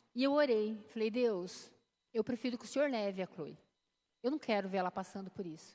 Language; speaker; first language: Portuguese; native; Portuguese